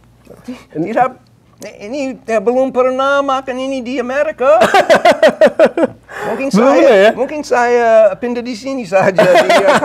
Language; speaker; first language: Indonesian; non-native, learner; English